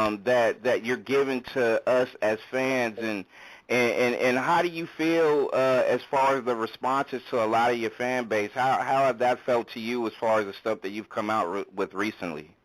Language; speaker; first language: English; native; English